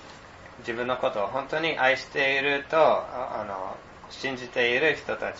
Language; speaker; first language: Japanese; non-native, fluent; English